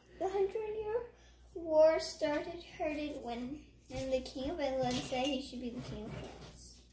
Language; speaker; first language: English; native; English